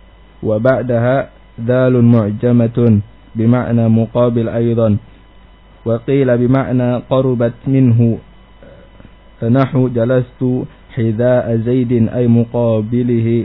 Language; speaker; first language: Arabic; non-native, learner; Indonesian